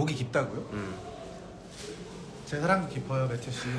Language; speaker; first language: Korean; native; Korean